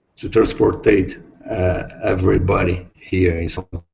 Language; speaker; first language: English; non-native, learner; Portuguese